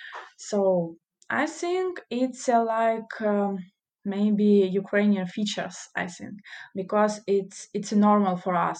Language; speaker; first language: English; non-native, learner; Russian